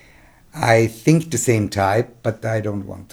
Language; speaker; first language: English; non-native, fluent; German